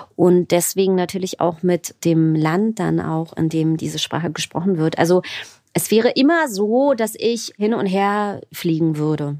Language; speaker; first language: German; native; German